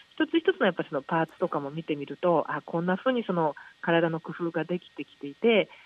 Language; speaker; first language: Japanese; native; Japanese